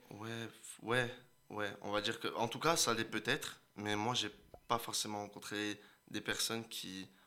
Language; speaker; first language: French; native; French